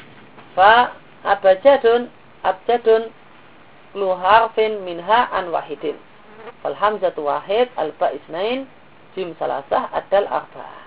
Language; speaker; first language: Arabic; non-native, fluent; Indonesian